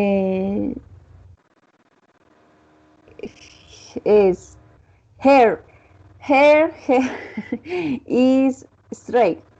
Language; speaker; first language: English; non-native, learner; Spanish